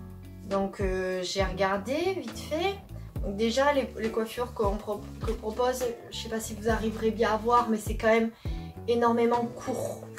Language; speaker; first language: French; native; French